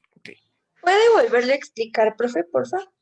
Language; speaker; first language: Spanish; native; Spanish